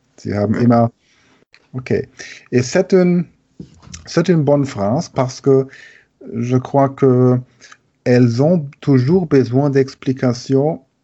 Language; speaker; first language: French; non-native, learner; German